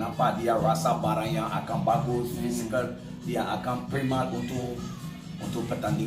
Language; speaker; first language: Indonesian; non-native, fluent; English